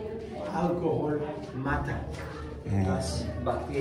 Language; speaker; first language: Spanish; non-native, fluent; Turkish